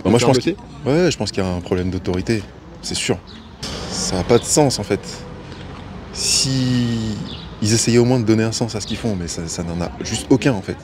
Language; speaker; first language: French; native; French